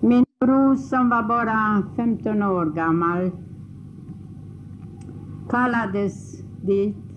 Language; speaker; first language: Swedish; non-native, fluent; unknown